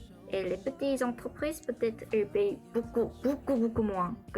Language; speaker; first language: French; non-native, learner; Korean